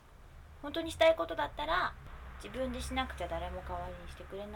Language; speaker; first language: Japanese; native; Japanese